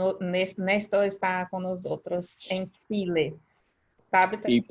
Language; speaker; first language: Spanish; non-native, fluent; Portuguese